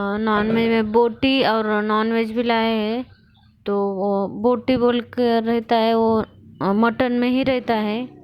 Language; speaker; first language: Hindi; non-native, local second language; Marathi